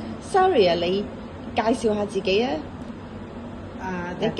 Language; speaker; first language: Cantonese; native; Cantonese